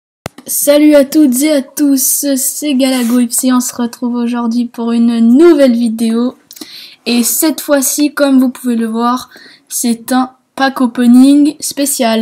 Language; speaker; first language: French; native; French